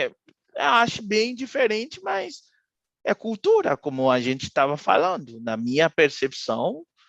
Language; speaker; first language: Portuguese; non-native, fluent; Haitian Creole